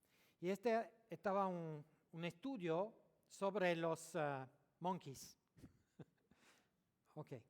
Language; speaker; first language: Spanish; non-native, learner; French